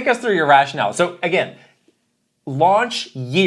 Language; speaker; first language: English; native; English